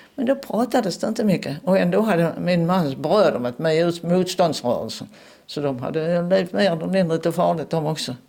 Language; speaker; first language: Swedish; native; Swedish